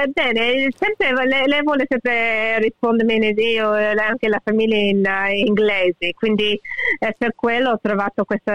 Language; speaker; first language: Italian; early bilingual, heritage; English